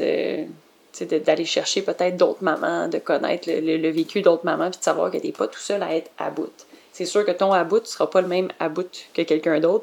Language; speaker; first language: French; native; French